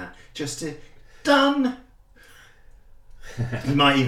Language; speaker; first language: English; native; English